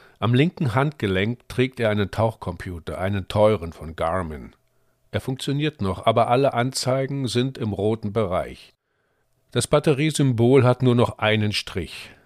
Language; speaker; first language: German; native; German